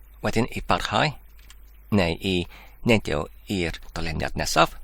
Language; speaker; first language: Welsh; non-native, learner; Polish